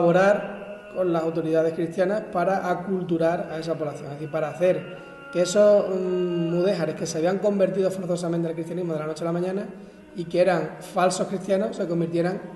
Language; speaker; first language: Spanish; native; Spanish